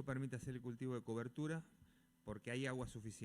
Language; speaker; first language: Spanish; native; Spanish